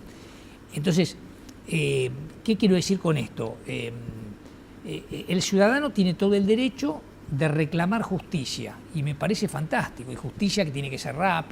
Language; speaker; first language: Spanish; native; Spanish